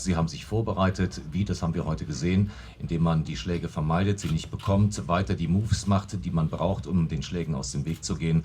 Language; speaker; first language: German; native; German